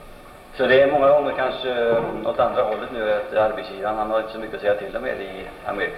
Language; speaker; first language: Swedish; native; Swedish